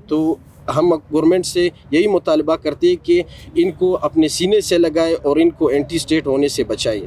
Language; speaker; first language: Urdu; non-native, local second language; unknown